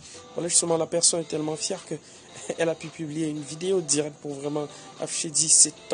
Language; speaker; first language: French; native; French